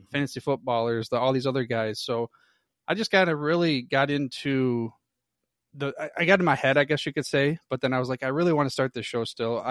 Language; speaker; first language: English; native; English